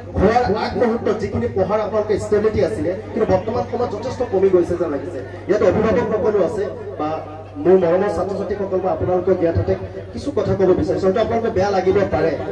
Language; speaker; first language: Assamese; non-native, local second language; Sylheti